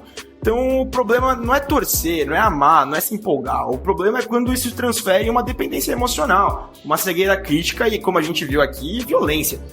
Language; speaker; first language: Portuguese; native; Portuguese